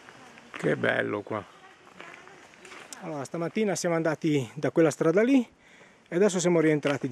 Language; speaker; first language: Italian; native; Italian